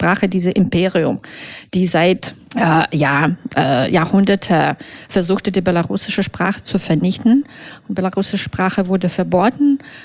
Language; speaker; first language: German; non-native, fluent; Russian